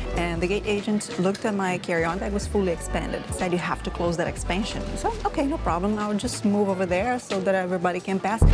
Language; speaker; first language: English; non-native, fluent; Portuguese